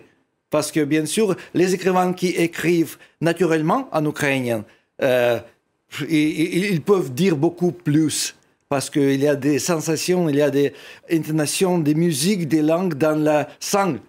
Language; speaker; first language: French; non-native, fluent; Russian